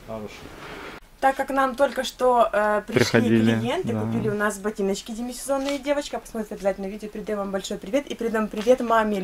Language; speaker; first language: Russian; native; Russian